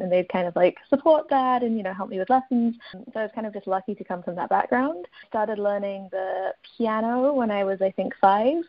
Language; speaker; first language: English; native; English